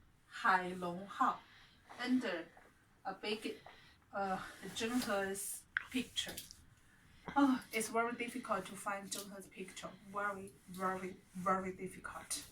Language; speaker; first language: English; non-native, learner; Chinese